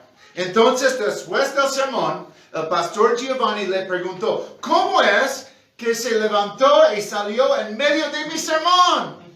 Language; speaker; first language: Spanish; non-native, fluent; English